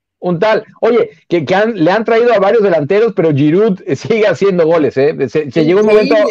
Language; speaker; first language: Spanish; native; Spanish